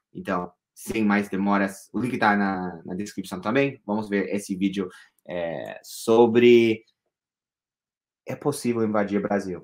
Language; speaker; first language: Portuguese; non-native, fluent; English